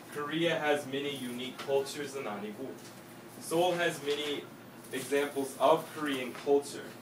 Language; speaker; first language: English; native; English